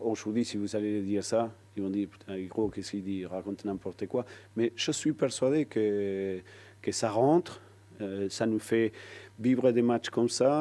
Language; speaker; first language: French; non-native, fluent; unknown